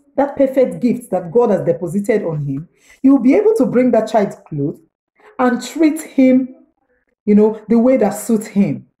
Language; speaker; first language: English; non-native, local second language; Igbo